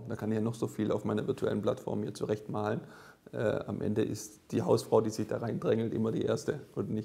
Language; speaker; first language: German; native; German